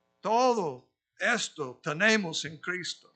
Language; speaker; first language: Spanish; non-native, fluent; English